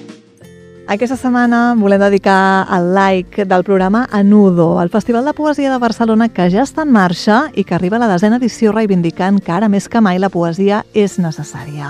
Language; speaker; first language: Catalan; native; Catalan